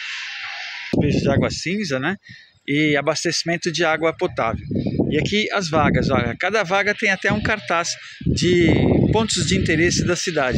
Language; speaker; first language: Portuguese; native; Portuguese